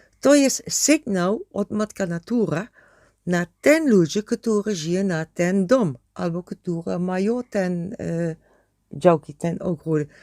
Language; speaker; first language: Polish; non-native, learner; Dutch